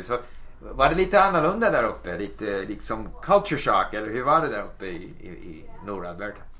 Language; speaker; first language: Swedish; non-native, fluent; English